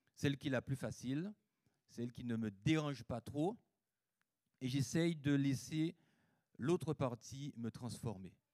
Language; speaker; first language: French; native; French